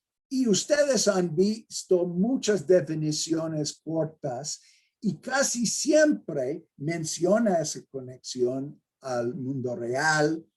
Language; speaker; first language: Spanish; non-native, fluent; English